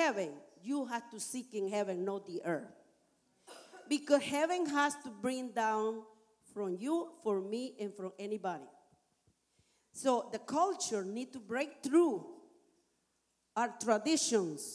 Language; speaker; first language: English; non-native, learner; Spanish